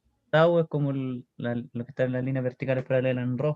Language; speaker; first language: Spanish; native; Spanish